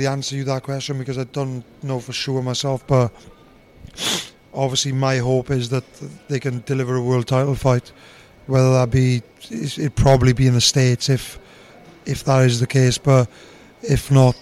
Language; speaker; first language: English; native; English